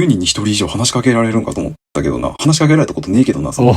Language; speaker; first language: Japanese; native; Japanese